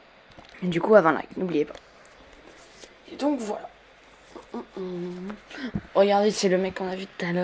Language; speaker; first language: French; native; French